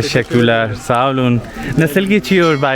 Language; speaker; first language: Turkish; non-native, learner; Urdu